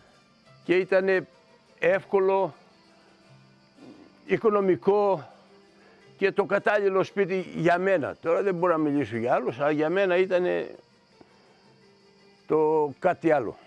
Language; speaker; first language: Greek; early bilingual, other home language; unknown